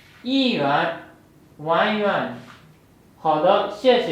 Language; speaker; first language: Chinese; non-native, fluent; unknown